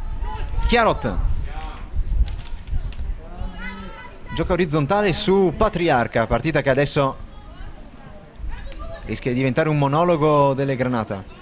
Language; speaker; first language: Italian; native; Italian